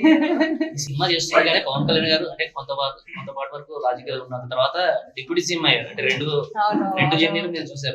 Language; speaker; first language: Telugu; native; Telugu